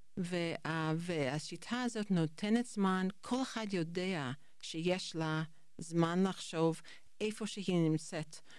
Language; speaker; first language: Hebrew; non-native, fluent; English